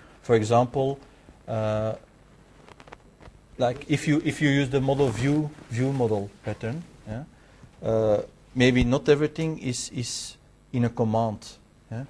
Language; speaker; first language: English; non-native, fluent; Dutch